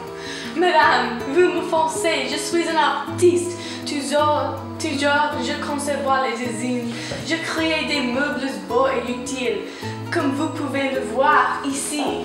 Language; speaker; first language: French; non-native, learner; English